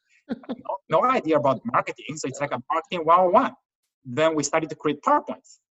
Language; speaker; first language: English; non-native, fluent; Chinese